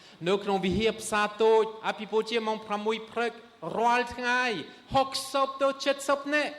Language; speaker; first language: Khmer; non-native, fluent; French